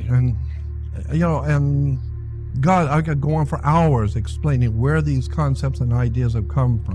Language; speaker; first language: English; native; English